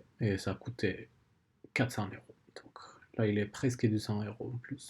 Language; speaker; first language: French; non-native, learner; Spanish